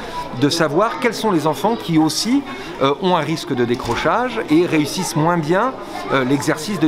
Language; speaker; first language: French; native; French